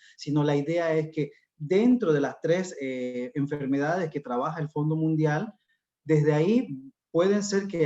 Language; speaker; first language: Spanish; native; Spanish